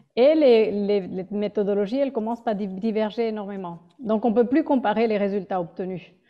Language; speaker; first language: French; non-native, fluent; Spanish